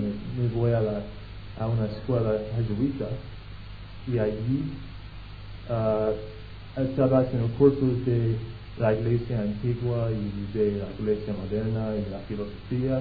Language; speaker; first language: Spanish; non-native, fluent; English